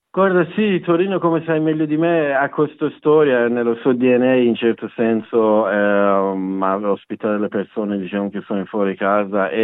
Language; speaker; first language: Italian; non-native, fluent; Persian